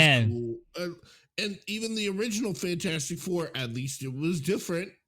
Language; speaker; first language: English; native; English